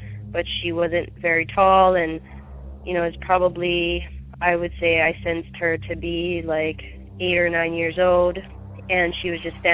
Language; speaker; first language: English; native; English